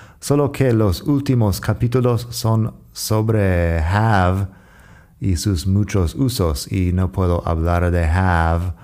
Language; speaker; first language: Spanish; non-native, fluent; English